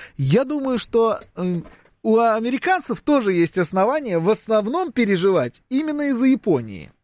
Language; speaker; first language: Russian; native; Russian